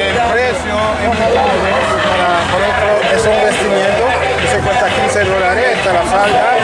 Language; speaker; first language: Spanish; non-native, learner; French